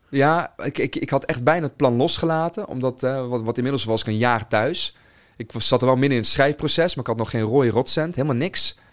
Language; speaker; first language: Dutch; native; Dutch